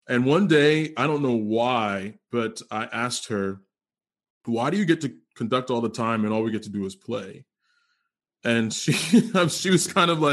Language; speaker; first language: English; native; English